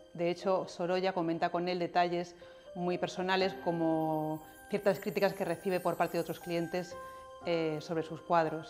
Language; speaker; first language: Spanish; native; Spanish